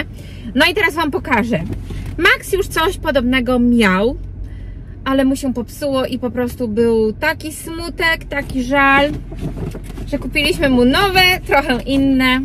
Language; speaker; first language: Polish; native; Polish